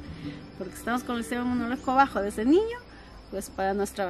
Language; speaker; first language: Spanish; native; Spanish